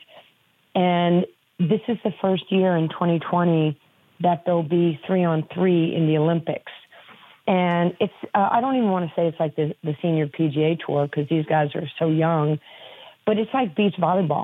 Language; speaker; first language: English; native; English